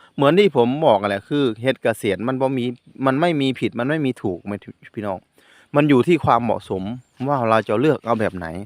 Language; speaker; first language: Thai; non-native, local second language; Northeastern Thai